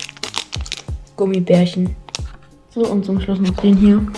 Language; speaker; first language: German; native; German